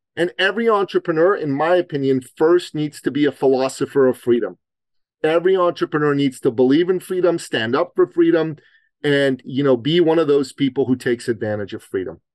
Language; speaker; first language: English; early bilingual, other home language; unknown